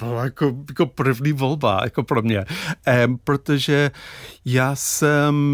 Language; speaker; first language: Czech; non-native, fluent; English